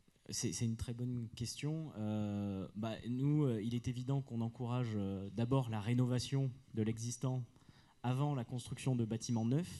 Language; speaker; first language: French; native; French